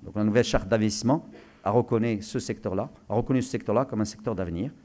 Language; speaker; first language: French; non-native, local second language; Arabic